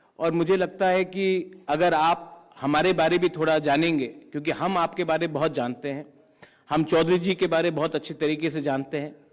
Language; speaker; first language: Hindi; non-native, local second language; Kok Borok